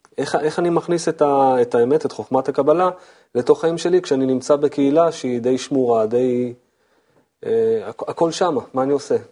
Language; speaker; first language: Hebrew; native; Hebrew